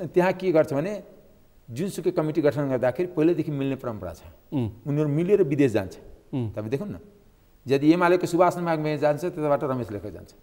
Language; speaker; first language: Nepali; non-native, local second language; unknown